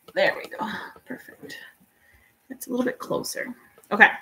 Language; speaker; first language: English; non-native, fluent; Spanish